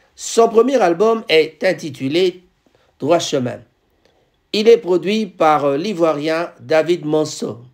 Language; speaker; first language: French; non-native, local second language; Lingala